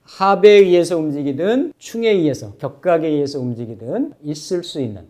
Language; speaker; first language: Korean; native; Korean